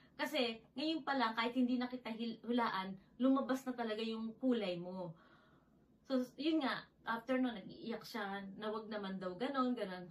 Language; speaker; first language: Filipino; native; Filipino